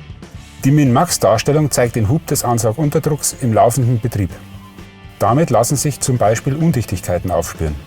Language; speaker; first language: German; native; German